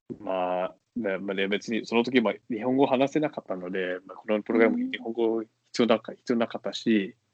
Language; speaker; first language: Japanese; non-native, fluent; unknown